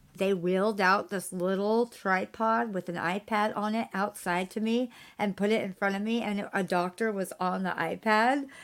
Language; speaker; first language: English; native; English